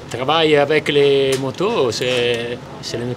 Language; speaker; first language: French; non-native, learner; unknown